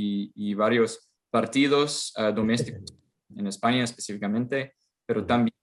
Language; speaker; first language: Spanish; non-native, fluent; English